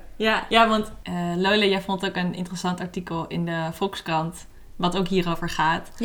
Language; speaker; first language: Dutch; native; Dutch